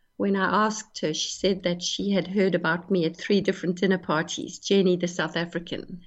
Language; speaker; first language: English; native; English